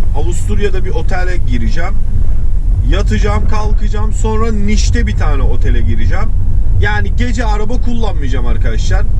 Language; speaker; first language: Turkish; early bilingual, heritage; Turkish